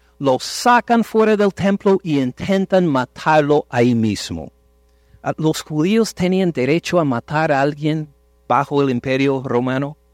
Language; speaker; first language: Spanish; non-native, fluent; English